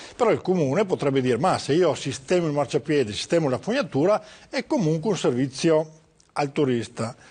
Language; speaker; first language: Italian; native; Italian